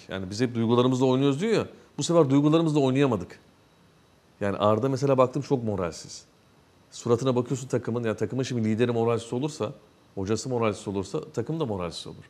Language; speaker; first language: Turkish; native; Turkish